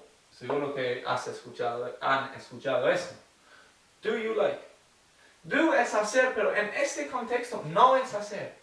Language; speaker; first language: Spanish; non-native, learner; English